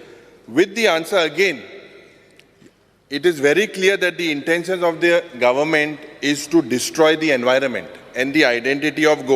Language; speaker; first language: English; non-native, local second language; Konkani